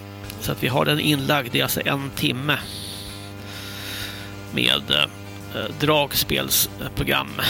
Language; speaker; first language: Swedish; native; Swedish